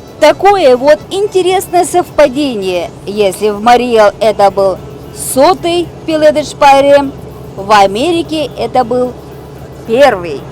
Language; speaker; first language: Russian; non-native, local second language; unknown